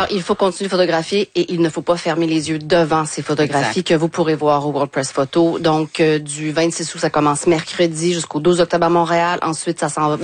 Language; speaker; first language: French; native; French